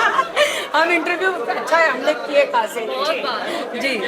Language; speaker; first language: Hindi; native; Hindi